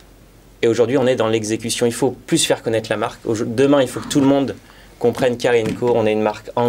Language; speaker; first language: French; native; French